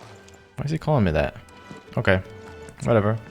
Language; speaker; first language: English; native; English